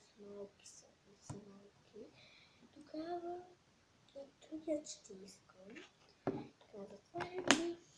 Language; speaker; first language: Bulgarian; native; Bulgarian